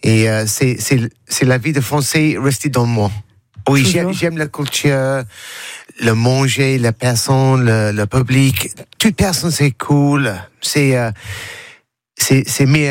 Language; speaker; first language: French; non-native, learner; English